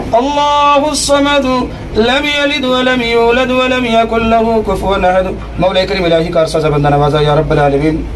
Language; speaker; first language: Urdu; native; Urdu